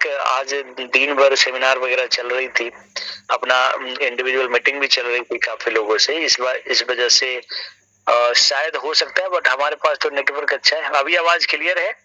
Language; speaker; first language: Hindi; native; Hindi